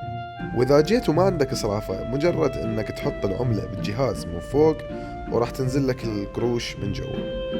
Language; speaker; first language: Arabic; native; Arabic